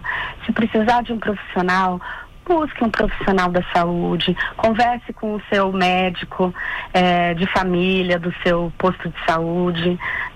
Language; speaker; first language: Portuguese; native; Portuguese